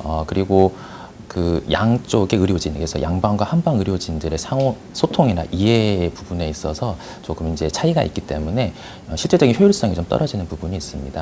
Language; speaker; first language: Korean; native; Korean